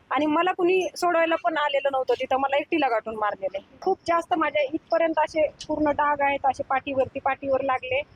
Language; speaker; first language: Marathi; native; Marathi